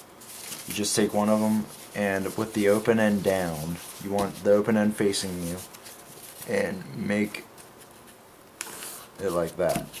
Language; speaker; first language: English; native; English